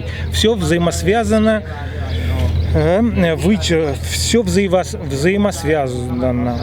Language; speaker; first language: Russian; native; Russian